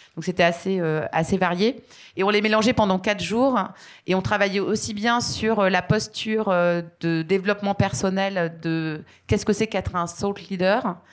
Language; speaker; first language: French; native; French